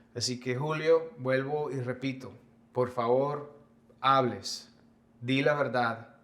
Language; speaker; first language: Spanish; non-native, fluent; English